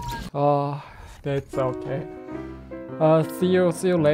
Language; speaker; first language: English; non-native, learner; Korean